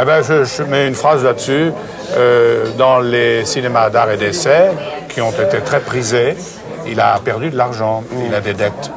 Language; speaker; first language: French; native; French